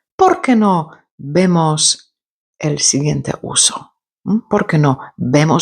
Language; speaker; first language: Spanish; non-native, fluent; Polish